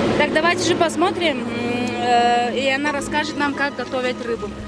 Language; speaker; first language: Russian; non-native, local second language; Tajik